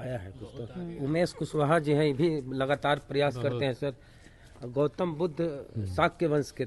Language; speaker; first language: Hindi; native; Hindi